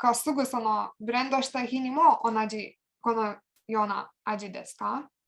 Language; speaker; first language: Japanese; non-native, fluent; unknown